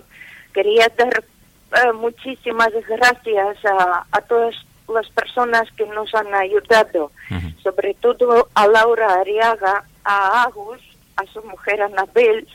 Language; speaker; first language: Spanish; non-native, fluent; Ukrainian